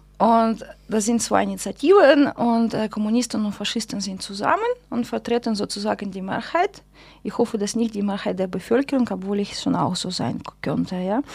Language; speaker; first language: German; non-native, fluent; Russian